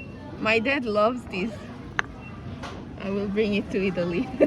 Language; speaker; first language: English; non-native, fluent; Italian